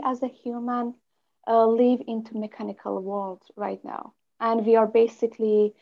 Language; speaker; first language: English; non-native, fluent; Persian